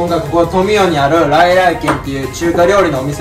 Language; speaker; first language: Japanese; native; Japanese